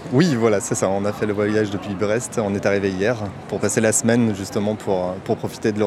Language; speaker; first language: French; native; French